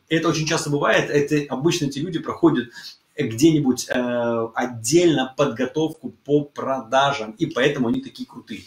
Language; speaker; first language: Russian; early bilingual, heritage; Russian